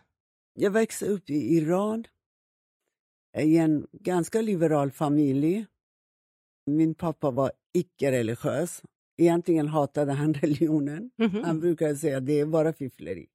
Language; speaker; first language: Swedish; non-native, fluent; Persian